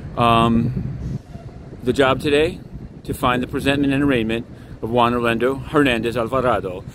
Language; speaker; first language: English; native; English